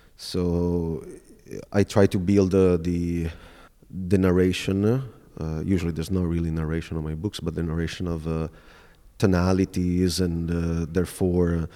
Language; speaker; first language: English; non-native, fluent; Italian